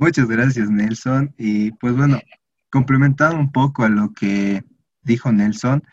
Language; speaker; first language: Spanish; native; Spanish